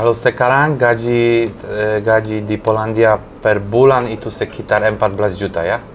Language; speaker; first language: Indonesian; non-native, fluent; Polish